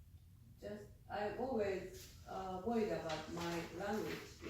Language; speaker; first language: English; non-native, learner; Chinese